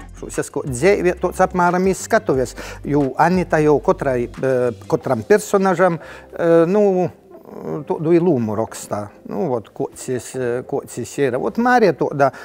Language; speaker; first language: Latvian; native; Latvian